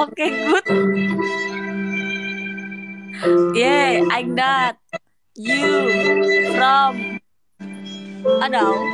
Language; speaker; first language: Vietnamese; non-native, learner; Indonesian